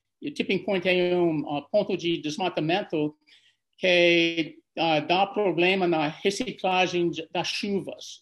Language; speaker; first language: Portuguese; non-native, fluent; English